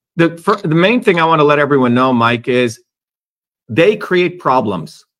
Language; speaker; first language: English; non-native, local second language; Tamil